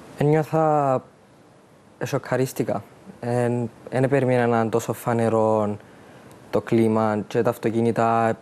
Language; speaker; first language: Greek; early bilingual, other home language; Arabic